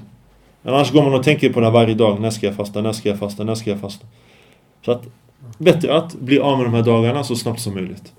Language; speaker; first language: Swedish; early bilingual, other home language; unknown